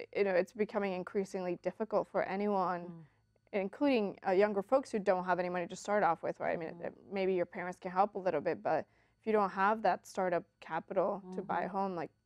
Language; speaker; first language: English; early bilingual, other home language; Spanish